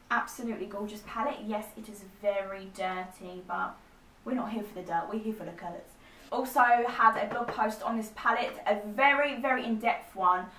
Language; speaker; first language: English; native; English